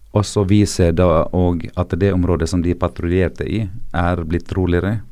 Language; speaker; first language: Norwegian; non-native, fluent; Arabic